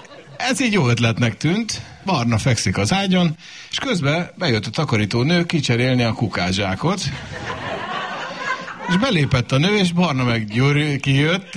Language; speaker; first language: Hungarian; native; Hungarian